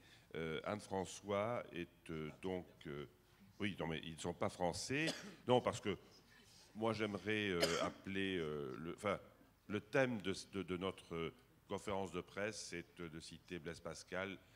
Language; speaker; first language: French; native; French